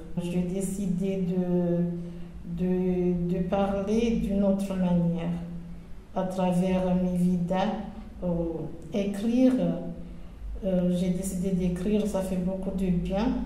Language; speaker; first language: French; non-native, local second language; Comorian